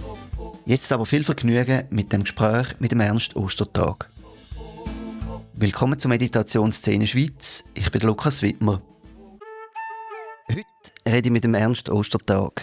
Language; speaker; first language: German; native; German